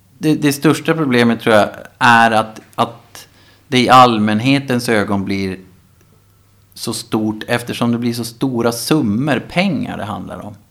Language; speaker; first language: Swedish; native; Swedish